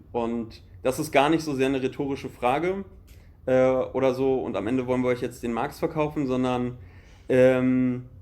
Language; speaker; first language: German; native; German